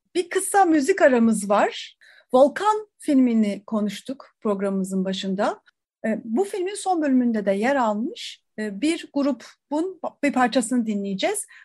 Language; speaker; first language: Turkish; native; Turkish